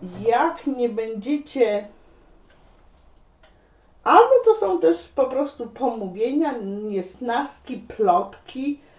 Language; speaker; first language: Polish; native; Polish